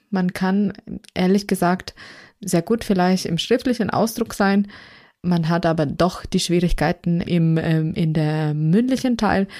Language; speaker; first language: German; non-native, fluent; Ukrainian